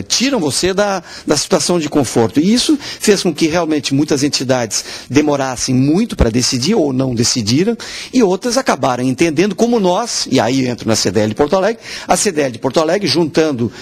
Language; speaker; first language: Portuguese; native; Portuguese